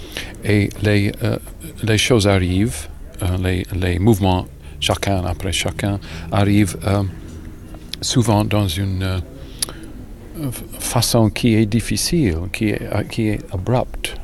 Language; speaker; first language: French; non-native, learner; English